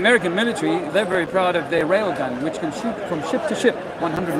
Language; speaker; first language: English; native; English